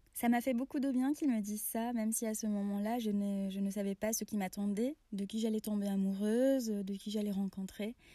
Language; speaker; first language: French; non-native, local second language; Arabic